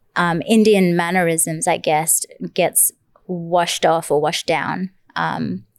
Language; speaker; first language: English; early bilingual, other home language; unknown